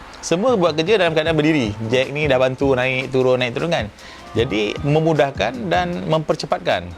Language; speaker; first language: Malay; native; Malay